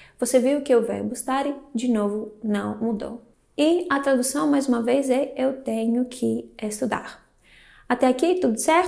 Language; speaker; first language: Portuguese; non-native, fluent; Greek